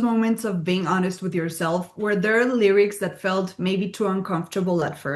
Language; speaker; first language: English; non-native, fluent; Spanish